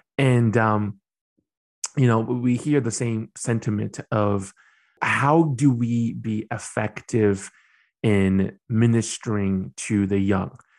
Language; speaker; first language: English; early bilingual, other home language; Burmese